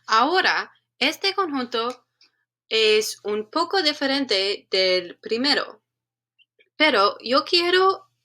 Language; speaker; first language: Spanish; non-native, learner; English